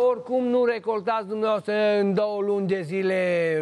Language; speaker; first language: Romanian; native; Romanian